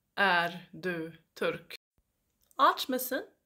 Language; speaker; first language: Turkish; non-native, learner; Swedish